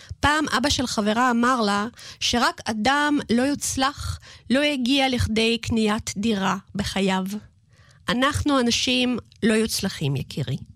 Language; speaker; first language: Hebrew; non-native, fluent; Russian